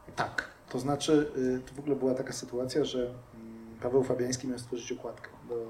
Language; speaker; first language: Polish; native; Polish